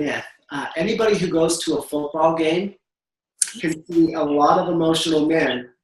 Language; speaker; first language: English; native; English